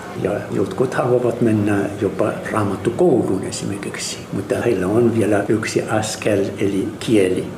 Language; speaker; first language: Finnish; non-native, fluent; Arabic